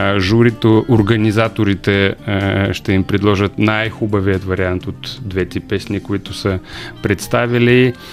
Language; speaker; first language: Bulgarian; early bilingual, heritage; Bulgarian